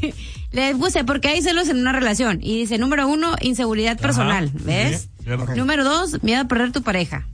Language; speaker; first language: Spanish; native; Spanish